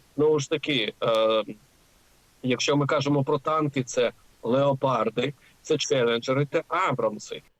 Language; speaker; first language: Ukrainian; native; Ukrainian